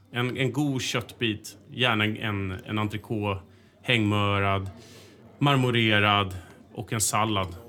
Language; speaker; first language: Swedish; native; Swedish